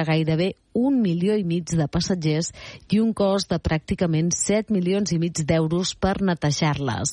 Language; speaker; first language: Catalan; native; Catalan